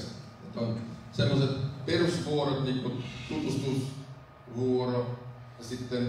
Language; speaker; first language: Finnish; non-native, fluent; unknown